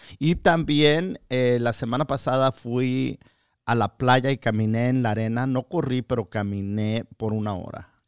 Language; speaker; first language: Spanish; early bilingual, heritage; Spanish